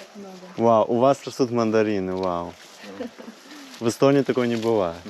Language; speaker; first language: Russian; non-native, local second language; Georgian